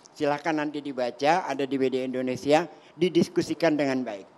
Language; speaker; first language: Indonesian; native; Indonesian